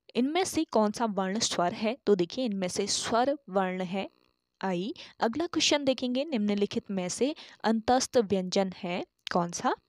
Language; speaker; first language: Hindi; native; Hindi